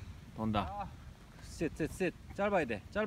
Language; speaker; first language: Korean; native; Korean